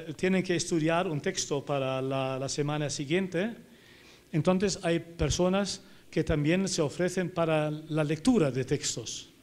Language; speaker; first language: Spanish; non-native, fluent; German